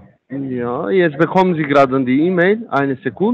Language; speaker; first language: German; non-native, fluent; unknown